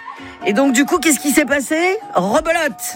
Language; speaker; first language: French; native; French